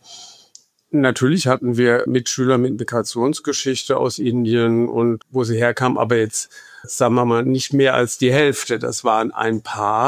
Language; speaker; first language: German; native; German